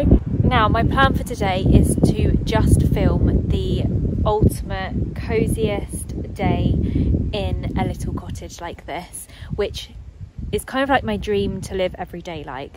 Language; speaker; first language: English; native; English